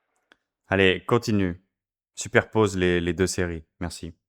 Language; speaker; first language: French; native; French